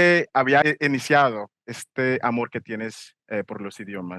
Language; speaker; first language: Spanish; non-native, fluent; English